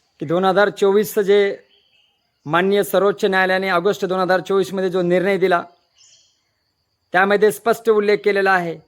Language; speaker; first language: Marathi; non-native, local second language; Lambadi